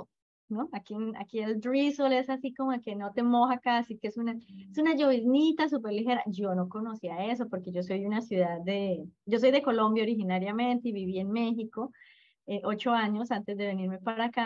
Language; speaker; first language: Spanish; non-native, fluent; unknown